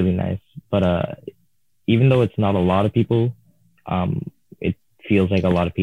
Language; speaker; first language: English; non-native, fluent; Tamil